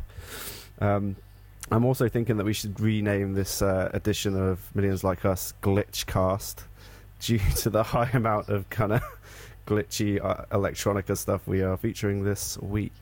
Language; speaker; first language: English; native; English